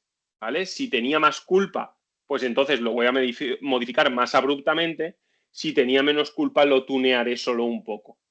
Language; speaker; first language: Spanish; native; Spanish